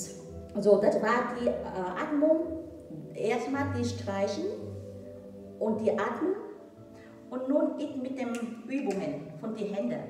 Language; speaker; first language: German; non-native, learner; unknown